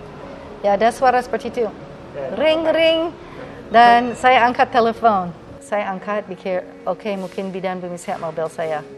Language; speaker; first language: Indonesian; non-native, fluent; English